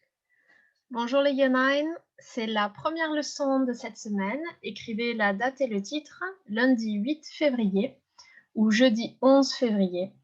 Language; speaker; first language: French; non-native, fluent; English